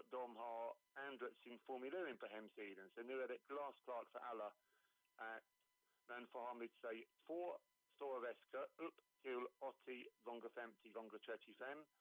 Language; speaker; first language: Swedish; non-native, fluent; English